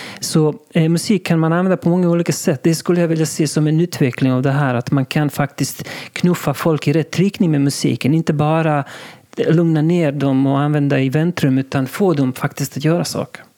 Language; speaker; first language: Swedish; non-native, local second language; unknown